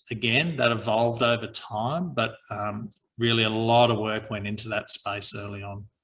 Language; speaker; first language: English; native; English